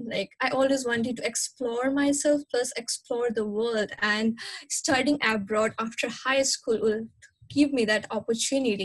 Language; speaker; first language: English; non-native, local second language; Nepali